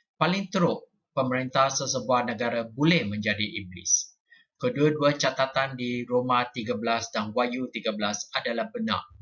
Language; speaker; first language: Malay; non-native, local second language; Chinese